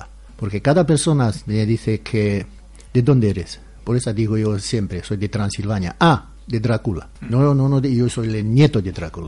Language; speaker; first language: Spanish; non-native, learner; Romanian